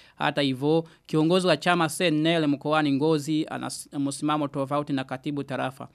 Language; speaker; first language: Swahili; non-native, local second language; Rundi